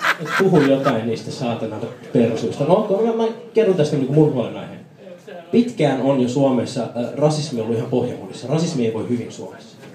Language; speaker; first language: Finnish; early bilingual, other home language; Persian